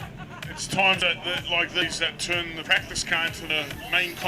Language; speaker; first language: English; native; English